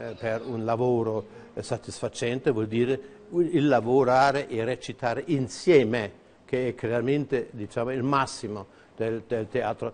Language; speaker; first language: Italian; non-native, fluent; German